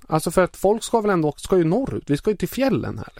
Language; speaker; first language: Swedish; native; Swedish